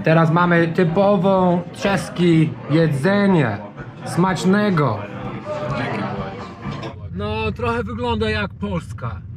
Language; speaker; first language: Polish; non-native, learner; English